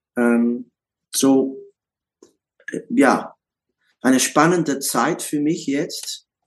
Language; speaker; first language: German; non-native, learner; English